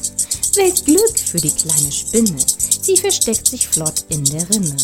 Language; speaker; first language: German; native; German